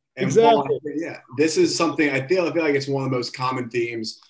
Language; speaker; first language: English; native; English